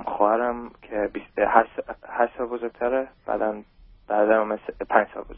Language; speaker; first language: Persian; early bilingual, heritage; German